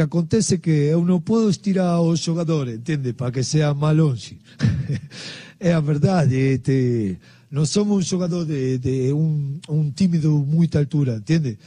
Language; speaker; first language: Portuguese; non-native, learner; Spanish